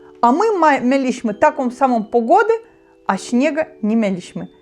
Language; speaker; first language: Polish; non-native, learner; Russian